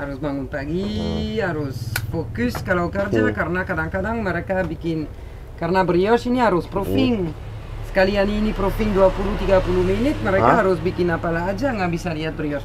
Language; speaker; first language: Indonesian; non-native, fluent; French